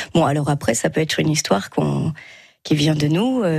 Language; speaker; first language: French; native; French